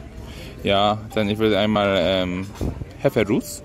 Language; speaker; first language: German; non-native, learner; Korean